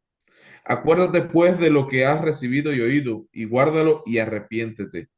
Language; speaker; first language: Spanish; native; Spanish